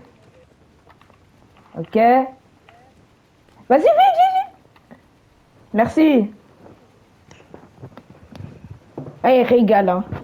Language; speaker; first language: French; native; French